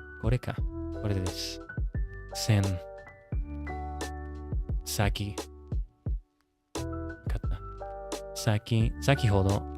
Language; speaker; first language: Japanese; non-native, learner; English